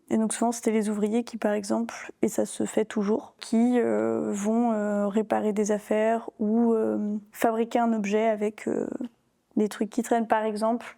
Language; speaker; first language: French; native; French